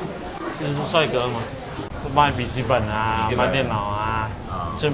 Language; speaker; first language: Chinese; native; Chinese